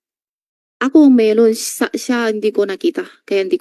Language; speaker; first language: Filipino; non-native, learner; Chinese